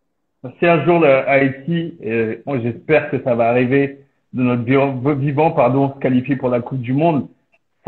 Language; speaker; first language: French; native; French